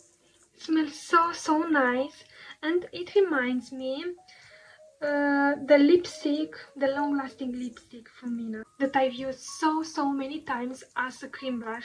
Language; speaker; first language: English; non-native, fluent; Romanian